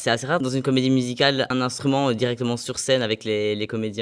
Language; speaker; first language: French; native; French